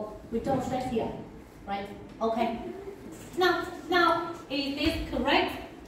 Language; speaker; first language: English; non-native, fluent; Vietnamese